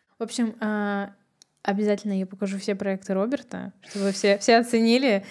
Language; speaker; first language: Russian; native; Russian